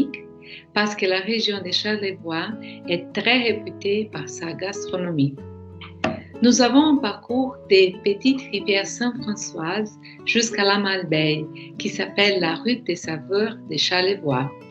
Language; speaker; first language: French; non-native, learner; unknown